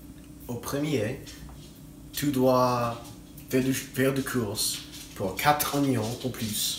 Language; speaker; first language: French; non-native, learner; English